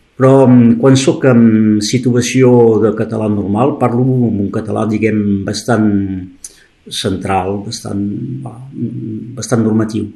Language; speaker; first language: Catalan; native; Catalan